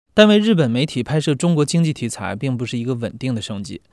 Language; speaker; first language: Chinese; native; Chinese